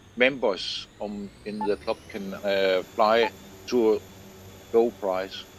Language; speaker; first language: English; non-native, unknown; Danish